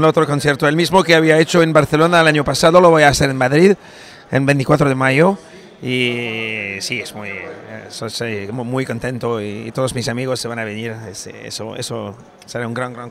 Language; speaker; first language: Spanish; non-native, fluent; French